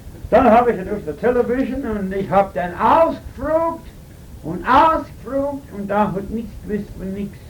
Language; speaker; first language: German; early bilingual, other home language; Pennsylvania German